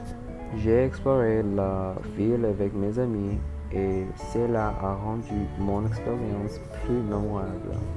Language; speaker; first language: French; non-native, learner; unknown